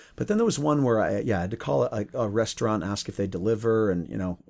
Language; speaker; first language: English; native; English